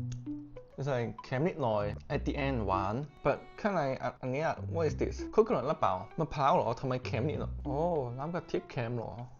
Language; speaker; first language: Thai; non-native, learner; Cantonese